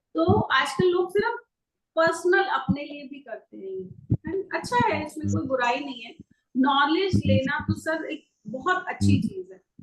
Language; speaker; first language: Hindi; native; Hindi